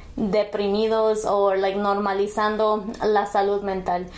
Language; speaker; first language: Spanish; early bilingual, heritage; Spanish